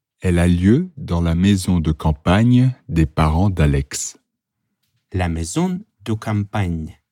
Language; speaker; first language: French; non-native, learner; Russian